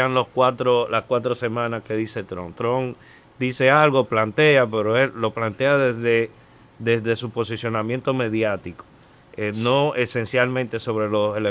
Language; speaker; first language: Spanish; native; Spanish